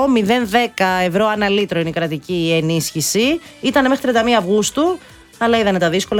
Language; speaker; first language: Greek; native; Greek